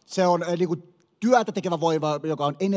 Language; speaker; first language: Finnish; native; Finnish